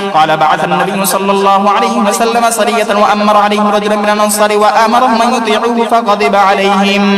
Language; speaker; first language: Arabic; non-native, fluent; Bangla